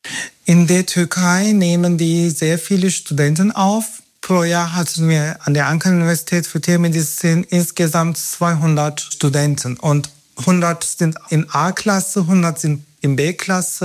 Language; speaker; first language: German; non-native, fluent; Turkish